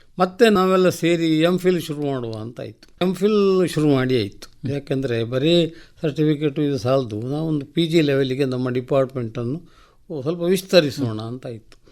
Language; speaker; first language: Kannada; native; Kannada